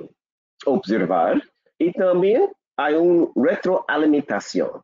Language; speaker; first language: Spanish; non-native, learner; English